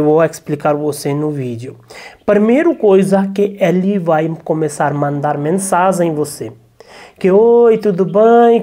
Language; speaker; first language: Portuguese; non-native, learner; Hindi